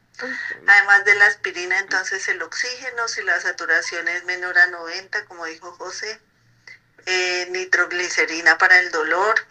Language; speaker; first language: Spanish; native; Spanish